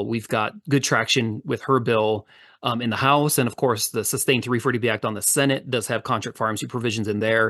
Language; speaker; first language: English; native; English